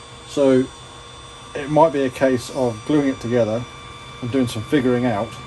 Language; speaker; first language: English; native; English